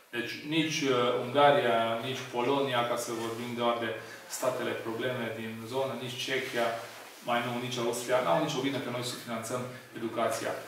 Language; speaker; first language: Romanian; non-native, local second language; Hungarian